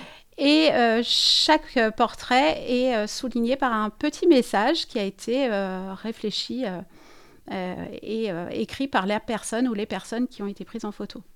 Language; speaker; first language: French; native; French